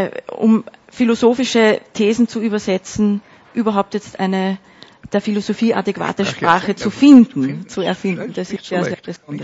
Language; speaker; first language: German; native; German